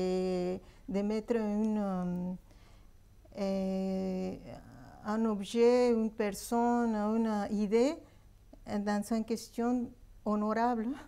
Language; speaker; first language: French; non-native, fluent; Spanish